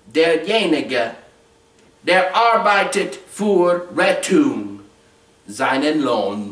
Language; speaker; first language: German; non-native, learner; English